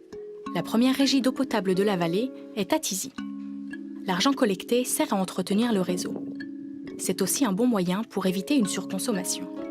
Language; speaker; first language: French; native; French